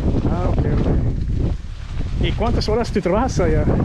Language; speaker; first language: Spanish; non-native, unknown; English